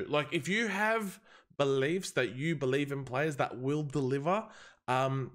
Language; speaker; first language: English; native; English